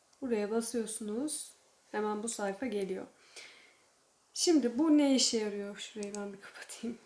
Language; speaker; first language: Turkish; native; Turkish